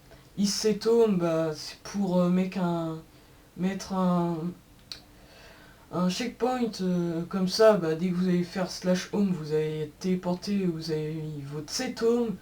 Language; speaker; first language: French; native; French